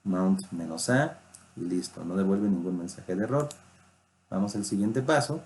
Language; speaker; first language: Spanish; native; Spanish